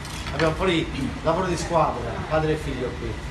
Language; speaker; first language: Italian; non-native, fluent; English